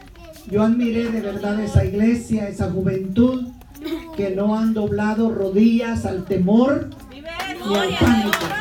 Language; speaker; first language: Spanish; native; Spanish